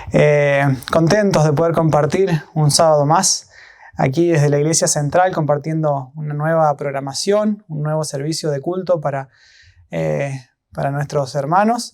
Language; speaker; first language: Spanish; native; Spanish